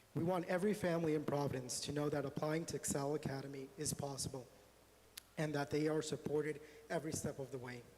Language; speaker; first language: English; native; English